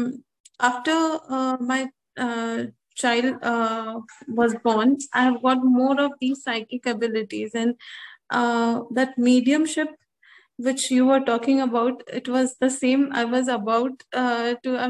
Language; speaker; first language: English; non-native, local second language; Hindi